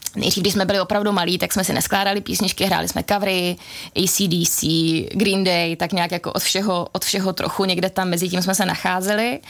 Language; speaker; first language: Czech; native; Czech